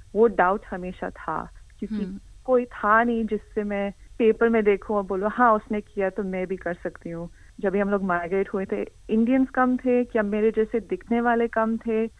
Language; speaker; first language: Hindi; early bilingual, heritage; Hindi